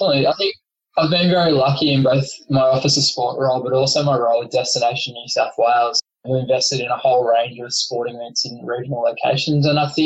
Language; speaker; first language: English; native; English